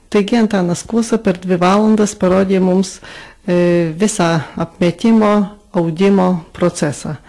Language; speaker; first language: Lithuanian; native; Lithuanian